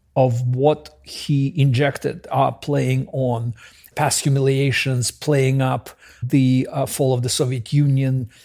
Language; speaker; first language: English; early bilingual, other home language; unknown